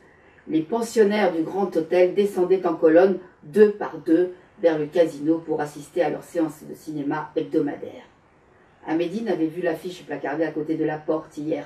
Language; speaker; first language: French; native; French